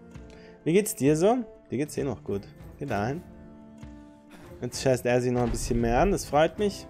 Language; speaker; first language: German; native; German